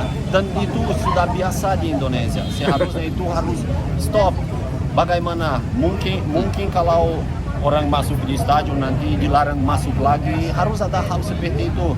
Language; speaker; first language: Indonesian; non-native, fluent; Portuguese